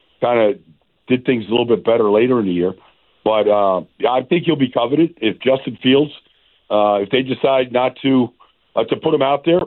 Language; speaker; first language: English; native; English